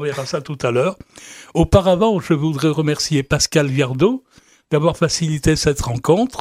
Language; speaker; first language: French; native; French